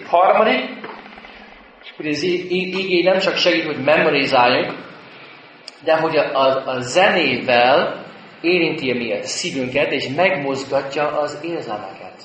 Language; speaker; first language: Hungarian; non-native, fluent; English